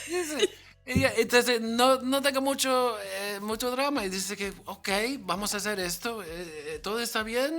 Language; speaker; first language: Spanish; non-native, learner; English